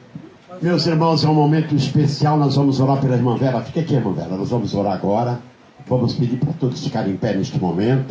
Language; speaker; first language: Portuguese; native; Portuguese